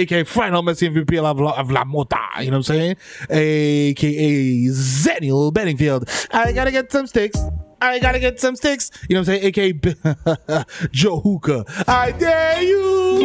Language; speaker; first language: English; early bilingual, other home language; Spanish